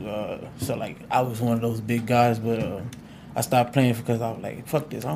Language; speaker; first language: English; native; English